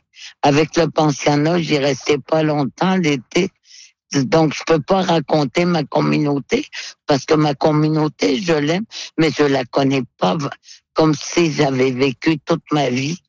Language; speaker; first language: French; non-native, local second language; Innu-aimun